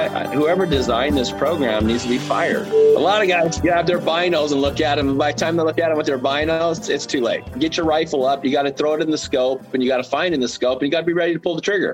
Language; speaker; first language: English; native; English